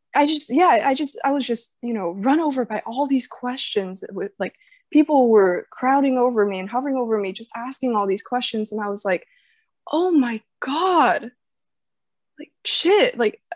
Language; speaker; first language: English; early bilingual, other home language; Chinese